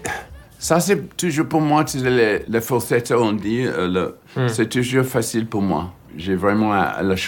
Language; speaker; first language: French; non-native, fluent; English